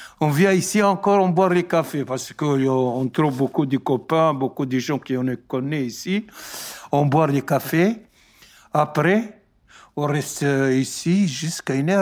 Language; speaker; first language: French; non-native, learner; Arabic